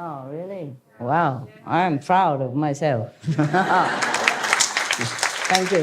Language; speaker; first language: English; non-native, fluent; Vietnamese